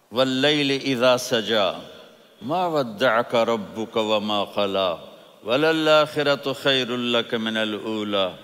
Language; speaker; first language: Urdu; non-native, local second language; Punjabi